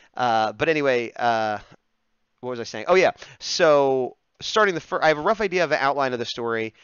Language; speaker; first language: English; native; English